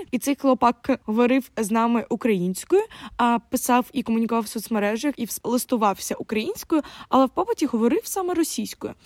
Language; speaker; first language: Ukrainian; non-native, local second language; Russian